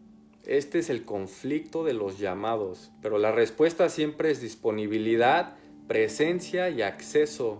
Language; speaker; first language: Spanish; native; Spanish